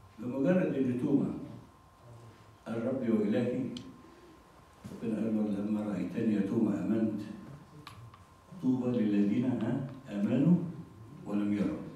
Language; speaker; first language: Arabic; native; Arabic